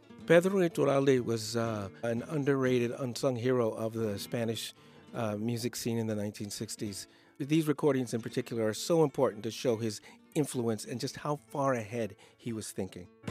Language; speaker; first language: English; native; English